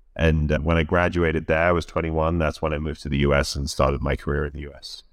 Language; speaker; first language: English; native; English